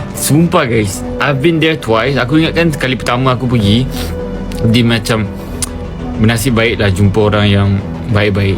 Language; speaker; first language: Malay; native; Malay